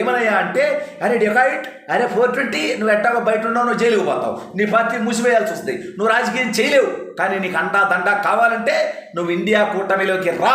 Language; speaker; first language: Telugu; native; Telugu